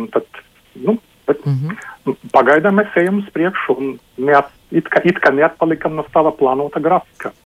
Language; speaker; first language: Latvian; non-native, local second language; Russian